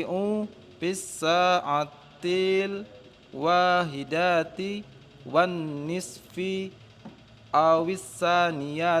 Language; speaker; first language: Arabic; non-native, learner; Indonesian